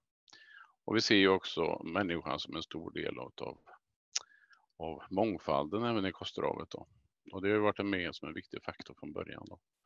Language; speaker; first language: Swedish; native; Swedish